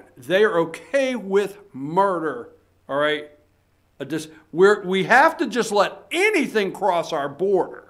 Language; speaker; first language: English; native; English